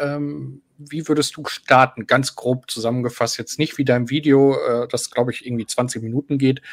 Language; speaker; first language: German; native; German